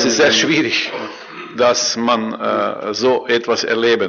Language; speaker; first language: German; non-native, learner; Croatian